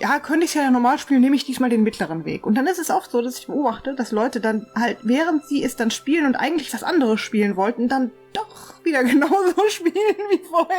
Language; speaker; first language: German; native; German